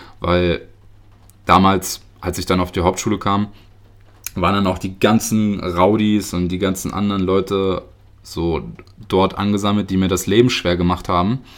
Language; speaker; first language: German; early bilingual, other home language; Russian